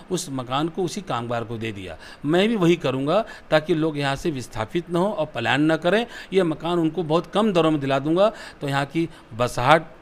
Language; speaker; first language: Hindi; native; Hindi